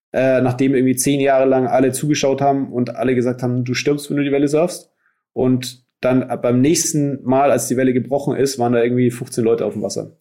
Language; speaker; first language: German; native; German